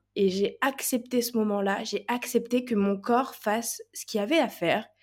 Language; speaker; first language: French; native; French